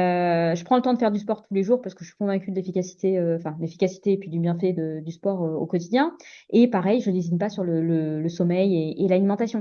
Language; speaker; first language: French; native; French